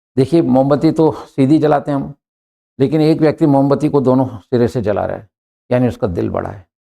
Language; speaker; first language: Hindi; native; Hindi